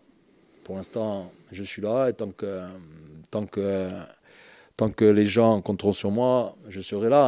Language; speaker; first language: French; native; French